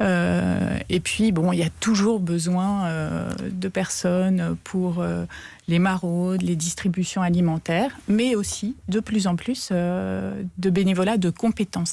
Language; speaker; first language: French; native; French